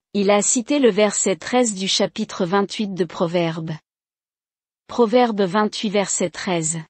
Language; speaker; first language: French; non-native, local second language; Rundi